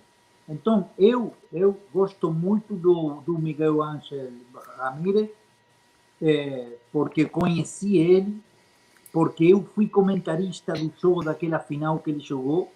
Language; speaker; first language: Portuguese; non-native, fluent; Spanish